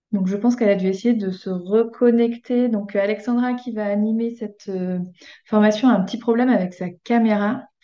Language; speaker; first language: French; native; French